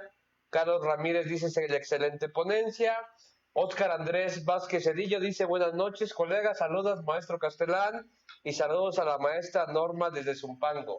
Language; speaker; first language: Spanish; native; Spanish